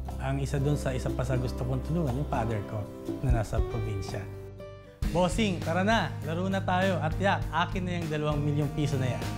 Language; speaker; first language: Filipino; non-native, local second language; Bikol